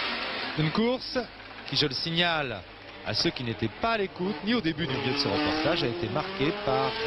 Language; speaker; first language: French; native; French